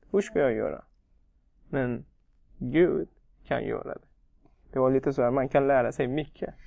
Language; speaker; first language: Swedish; non-native, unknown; Persian